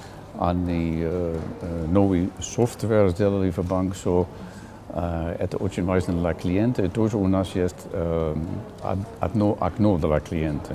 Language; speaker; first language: Russian; non-native, learner; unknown